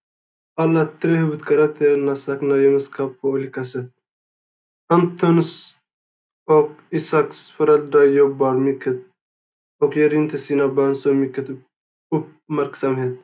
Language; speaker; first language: Swedish; non-native, learner; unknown